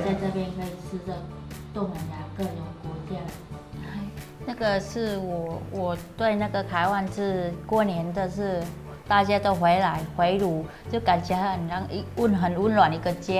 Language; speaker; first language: Chinese; non-native, learner; Vietnamese